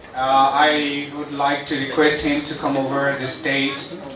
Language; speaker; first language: English; non-native, local second language; Nepali